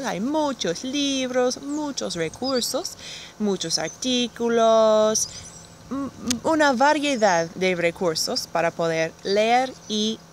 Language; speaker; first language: Spanish; non-native, fluent; English